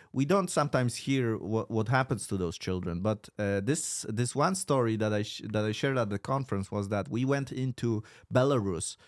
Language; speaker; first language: English; non-native, fluent; Polish